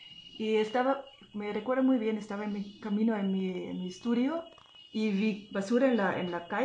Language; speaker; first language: Spanish; non-native, fluent; German